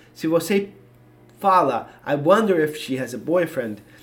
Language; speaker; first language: English; native; English